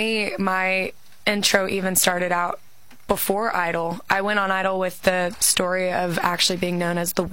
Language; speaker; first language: English; native; English